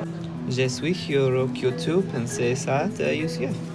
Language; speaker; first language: French; non-native, learner; English